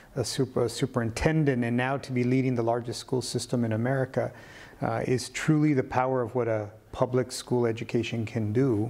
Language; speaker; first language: English; early bilingual, other home language; Spanish